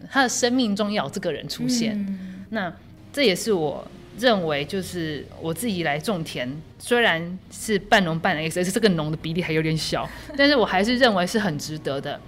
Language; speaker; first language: Chinese; native; Chinese